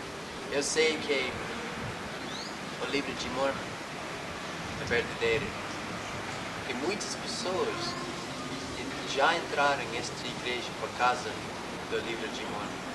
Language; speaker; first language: Portuguese; non-native, learner; English